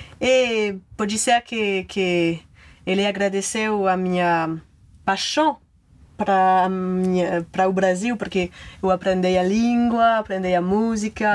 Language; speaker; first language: Portuguese; non-native, learner; French